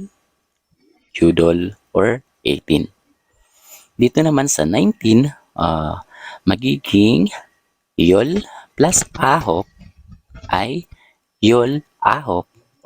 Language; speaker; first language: Filipino; native; Filipino